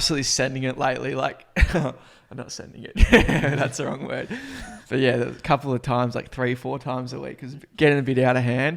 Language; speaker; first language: English; native; English